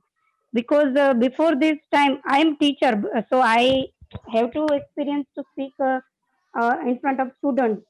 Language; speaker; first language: English; non-native, learner; Gujarati